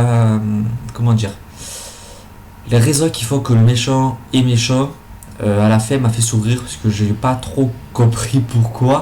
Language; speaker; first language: French; native; French